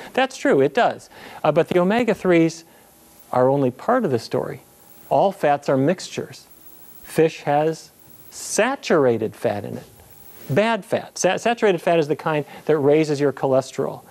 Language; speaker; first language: English; native; English